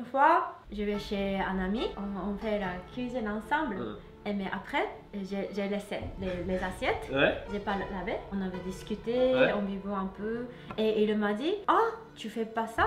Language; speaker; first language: French; non-native, learner; Japanese